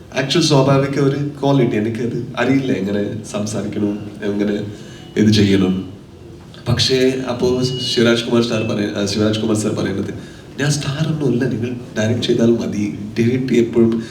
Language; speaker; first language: Malayalam; non-native, local second language; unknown